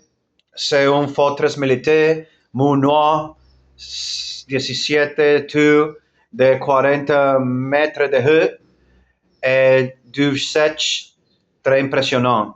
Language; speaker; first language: French; non-native, learner; Spanish